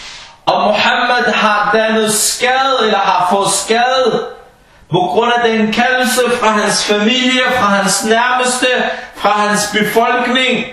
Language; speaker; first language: Danish; early bilingual, other home language; Arabic